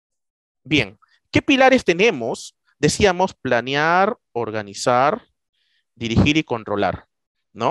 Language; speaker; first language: Spanish; native; Spanish